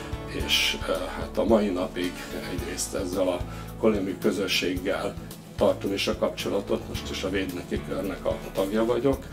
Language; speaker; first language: Hungarian; native; Hungarian